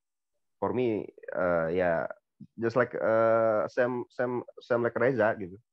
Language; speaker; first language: English; non-native, learner; Indonesian